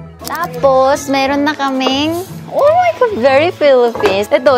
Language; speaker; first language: Filipino; non-native, fluent; Korean